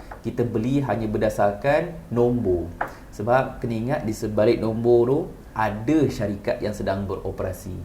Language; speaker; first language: Malay; native; Malay